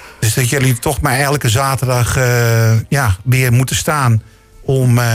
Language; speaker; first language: Dutch; native; Dutch